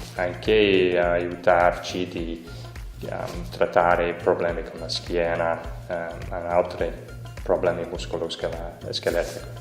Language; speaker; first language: Italian; non-native, learner; English